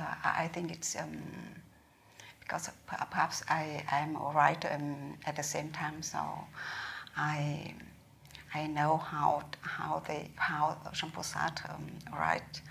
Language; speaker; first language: English; non-native, learner; Vietnamese